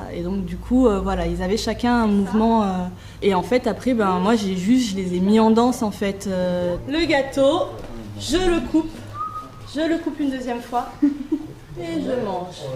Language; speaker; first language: French; native; French